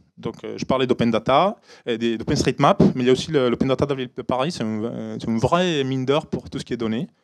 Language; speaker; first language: French; non-native, fluent; Italian